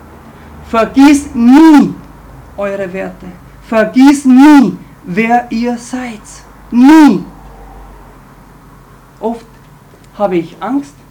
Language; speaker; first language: German; non-native, fluent; Romanian